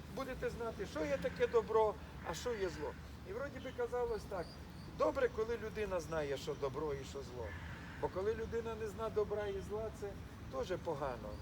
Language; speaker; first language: Ukrainian; native; Ukrainian